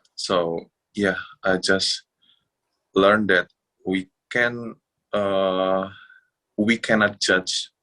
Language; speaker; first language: English; non-native, fluent; Indonesian